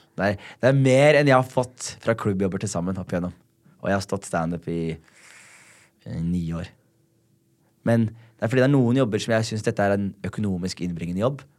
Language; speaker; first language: Norwegian; early bilingual, other home language; Somali